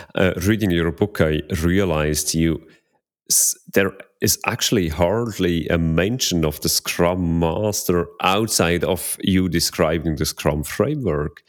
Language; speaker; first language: English; non-native, fluent; Swiss German